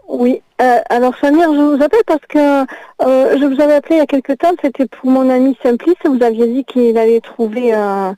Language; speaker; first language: French; native; French